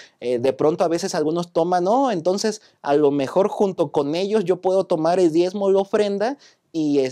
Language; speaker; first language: Spanish; native; Spanish